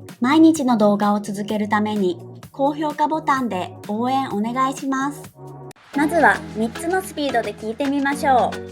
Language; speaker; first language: Japanese; native; Japanese